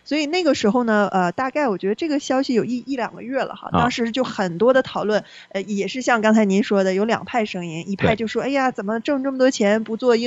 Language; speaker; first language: Chinese; native; Chinese